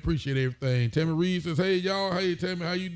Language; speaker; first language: English; native; English